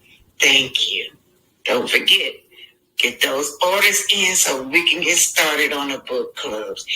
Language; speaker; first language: English; native; English